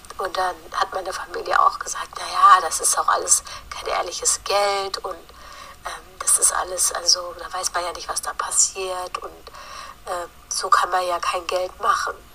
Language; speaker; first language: German; early bilingual, other home language; Turkish